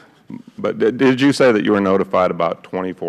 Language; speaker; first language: English; native; English